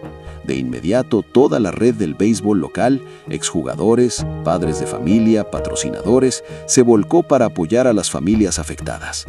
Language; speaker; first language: Spanish; native; Spanish